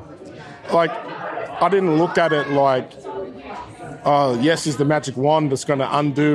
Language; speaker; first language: English; native; English